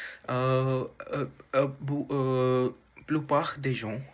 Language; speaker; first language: French; non-native, learner; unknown